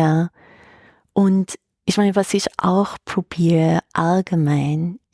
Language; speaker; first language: German; non-native, fluent; English